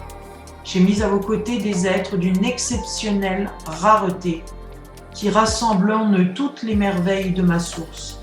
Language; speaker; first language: French; native; French